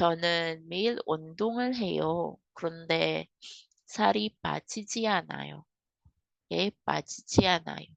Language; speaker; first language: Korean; non-native, learner; Kinaray-a